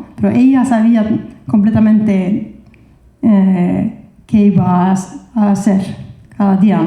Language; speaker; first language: Spanish; non-native, fluent; Icelandic